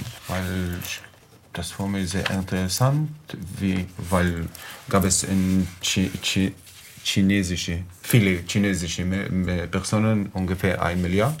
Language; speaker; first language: German; non-native, learner; Arabic